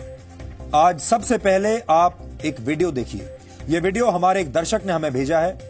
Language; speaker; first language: Hindi; native; Hindi